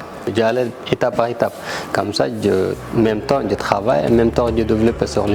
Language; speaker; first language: French; non-native, learner; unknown